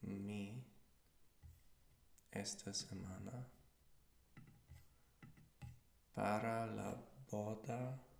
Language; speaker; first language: Spanish; non-native, learner; English